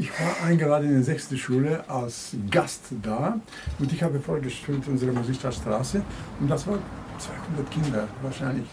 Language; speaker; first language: German; non-native, fluent; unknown